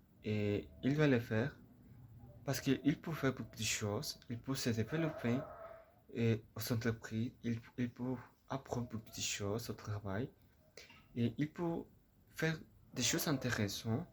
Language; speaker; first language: French; non-native, learner; Spanish